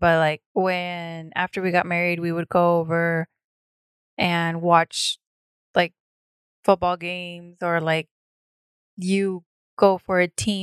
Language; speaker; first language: English; early bilingual, other home language; Spanish